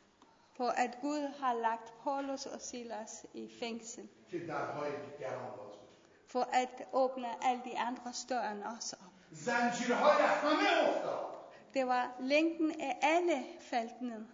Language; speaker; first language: Danish; non-native, learner; Persian